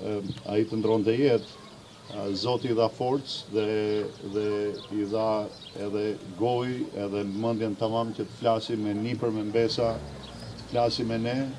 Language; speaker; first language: Albanian; native; Albanian